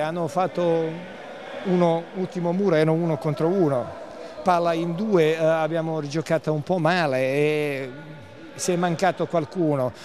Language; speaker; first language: Italian; non-native, learner; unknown